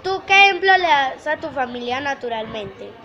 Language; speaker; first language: Spanish; native; Spanish